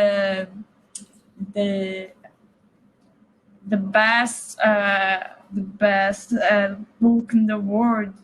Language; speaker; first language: English; non-native, learner; Portuguese